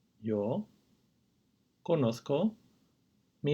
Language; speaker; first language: Spanish; non-native, fluent; English